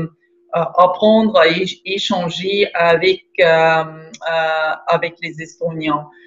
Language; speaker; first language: French; non-native, fluent; Estonian